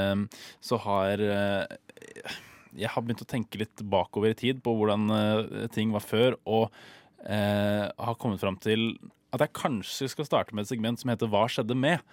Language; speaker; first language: Norwegian; native; Norwegian